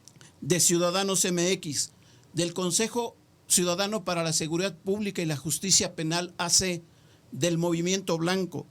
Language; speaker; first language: Spanish; native; Spanish